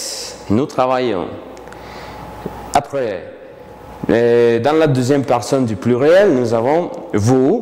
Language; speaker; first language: French; non-native, fluent; Spanish